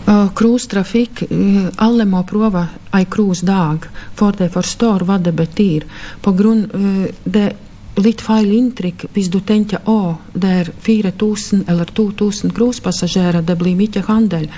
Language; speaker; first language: Norwegian; non-native, fluent; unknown